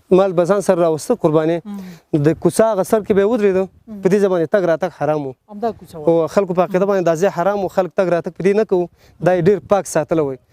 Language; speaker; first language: Pashto; non-native, local second language; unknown